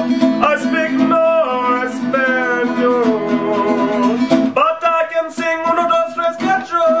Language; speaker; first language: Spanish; non-native, learner; English